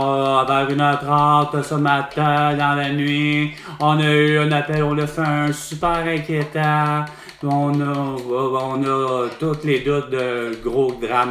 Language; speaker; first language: French; native; French